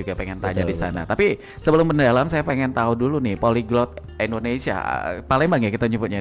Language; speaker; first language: Indonesian; native; Indonesian